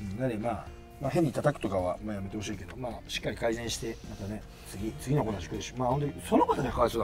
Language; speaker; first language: Japanese; native; Japanese